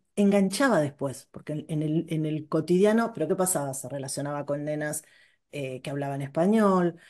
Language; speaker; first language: Spanish; native; Spanish